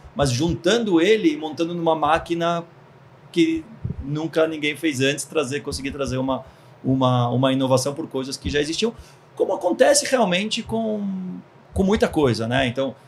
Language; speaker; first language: Portuguese; early bilingual, other home language; Hebrew